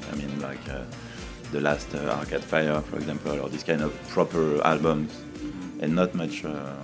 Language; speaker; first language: English; non-native, fluent; French